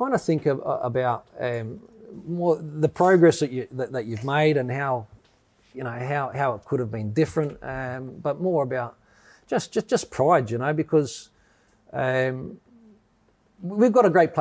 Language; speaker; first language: English; native; English